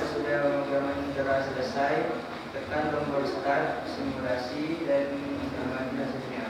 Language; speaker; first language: Indonesian; native; Indonesian